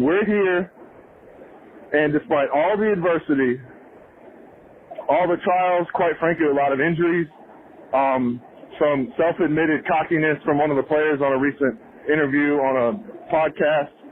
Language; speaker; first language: English; native; English